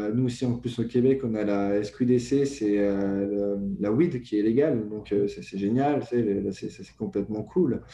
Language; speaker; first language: French; native; French